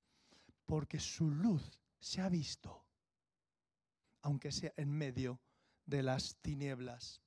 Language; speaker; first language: Spanish; native; Spanish